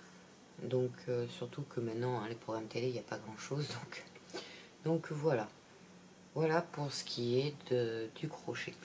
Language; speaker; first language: French; native; French